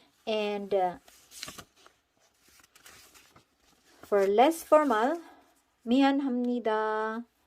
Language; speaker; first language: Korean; non-native, fluent; Filipino